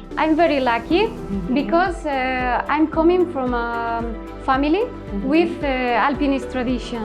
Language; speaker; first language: English; non-native, learner; Spanish